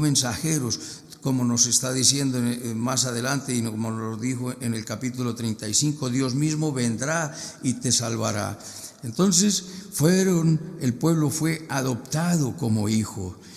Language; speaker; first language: Spanish; native; Spanish